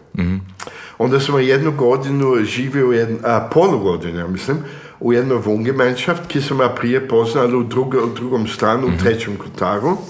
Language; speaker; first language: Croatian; early bilingual, heritage; Croatian